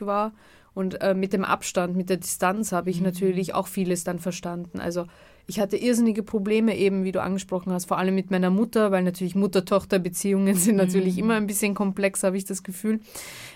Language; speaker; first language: German; native; German